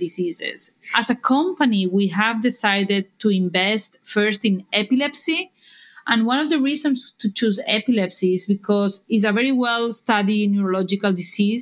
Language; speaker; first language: English; non-native, fluent; Spanish